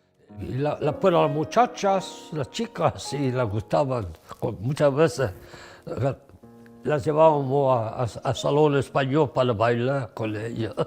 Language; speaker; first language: Spanish; early bilingual, heritage; English